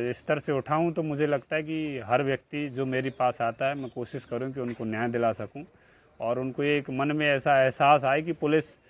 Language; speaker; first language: Hindi; native; Hindi